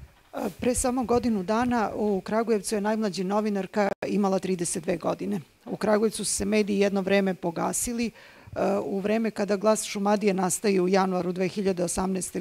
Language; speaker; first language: Bosnian; native; Bosnian